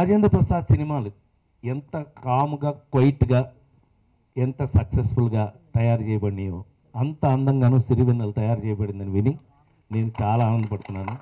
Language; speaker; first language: Telugu; native; Telugu